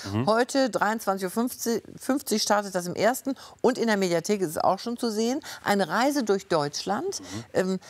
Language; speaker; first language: German; native; German